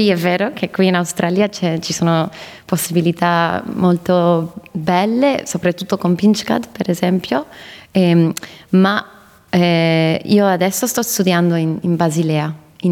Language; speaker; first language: Italian; non-native, fluent; English